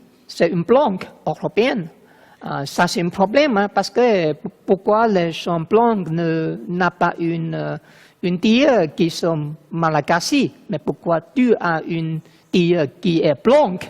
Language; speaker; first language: French; non-native, fluent; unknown